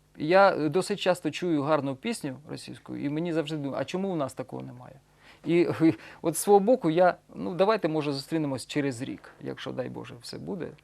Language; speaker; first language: Ukrainian; non-native, local second language; Russian